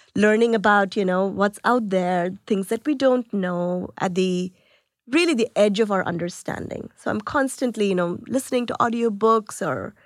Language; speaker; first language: English; non-native, local second language; Tamil